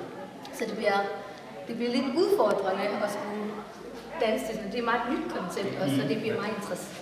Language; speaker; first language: Danish; early bilingual, other home language; Tamil